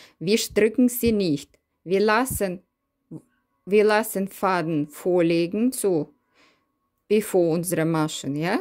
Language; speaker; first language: German; non-native, learner; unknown